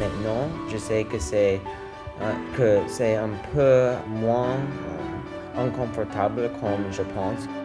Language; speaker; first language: French; non-native, learner; English